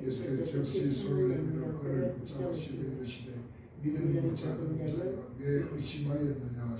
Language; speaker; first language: Korean; native; Korean